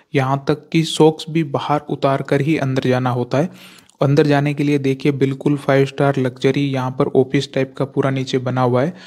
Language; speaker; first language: Hindi; native; Hindi